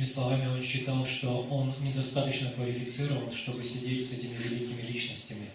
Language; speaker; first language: Russian; native; Russian